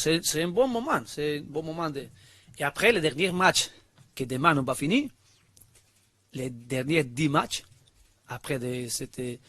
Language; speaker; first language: French; non-native, learner; Spanish